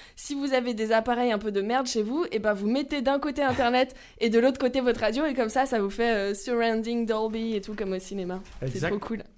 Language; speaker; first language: French; native; French